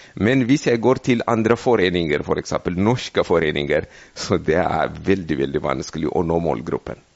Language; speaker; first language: Norwegian; non-native, fluent; Amharic